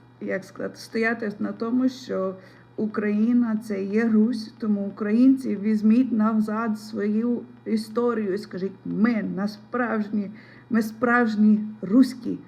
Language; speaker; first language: Ukrainian; non-native, local second language; Russian